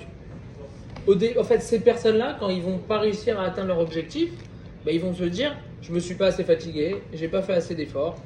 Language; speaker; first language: French; native; French